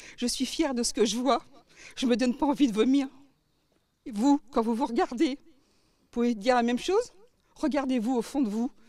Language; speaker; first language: French; native; French